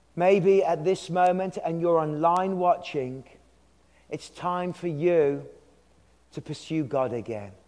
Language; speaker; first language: English; native; English